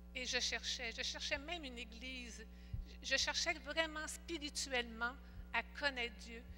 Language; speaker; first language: French; native; French